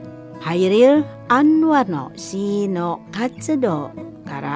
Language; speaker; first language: Japanese; non-native, fluent; Indonesian